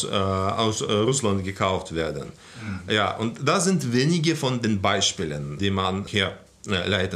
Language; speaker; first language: German; non-native, fluent; Russian